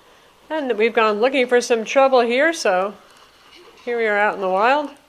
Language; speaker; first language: English; native; English